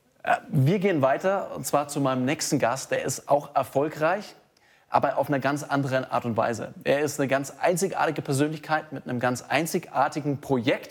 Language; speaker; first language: German; native; German